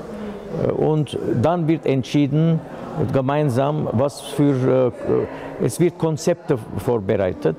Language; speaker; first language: German; non-native, fluent; Armenian